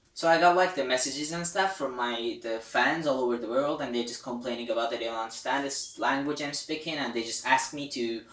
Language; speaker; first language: English; non-native, fluent; Azerbaijani